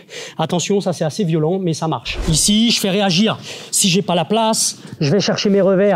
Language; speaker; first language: French; native; French